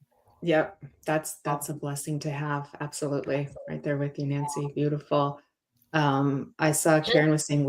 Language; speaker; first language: English; native; English